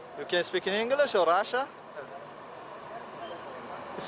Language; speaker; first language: English; non-native, learner; Persian